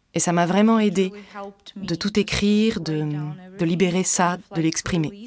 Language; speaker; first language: French; non-native, fluent; Ukrainian